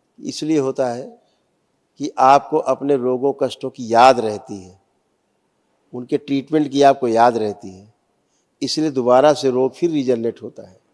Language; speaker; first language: Hindi; native; Hindi